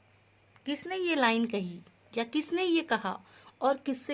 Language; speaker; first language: Hindi; native; Hindi